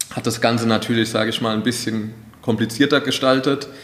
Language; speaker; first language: German; native; German